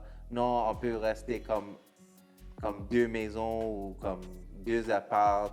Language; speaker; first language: French; non-native, local second language; English